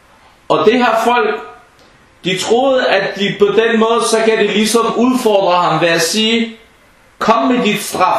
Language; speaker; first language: Danish; non-native, fluent; Arabic